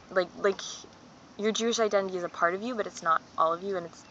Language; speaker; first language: English; native; English